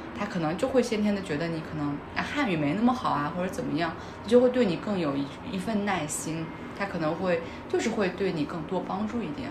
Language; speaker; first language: Chinese; non-native, local second language; Kazakh